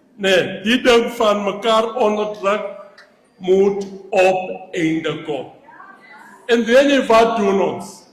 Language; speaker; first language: Afrikaans; non-native, local second language; Xhosa